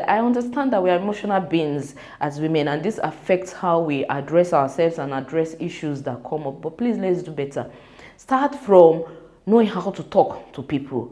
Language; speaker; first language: English; non-native, local second language; Yoruba